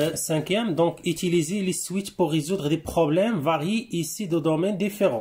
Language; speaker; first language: French; non-native, local second language; Arabic